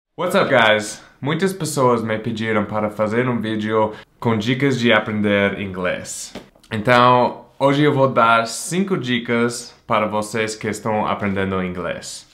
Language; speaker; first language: Portuguese; non-native, fluent; English